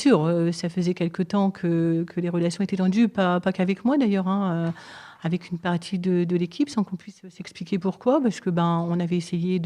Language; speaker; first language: French; native; French